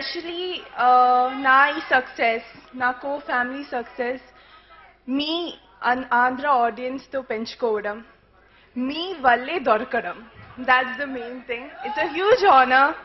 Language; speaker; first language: Telugu; non-native, fluent; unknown